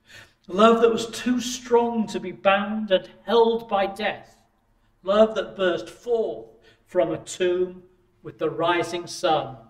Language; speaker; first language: English; native; English